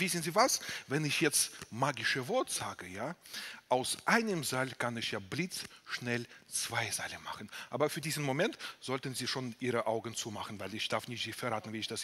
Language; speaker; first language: German; non-native, fluent; Russian